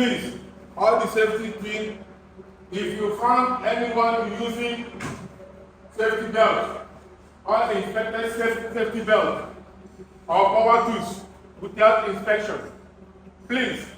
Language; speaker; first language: English; non-native, fluent; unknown